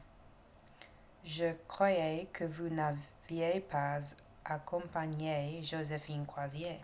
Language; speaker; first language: French; non-native, learner; English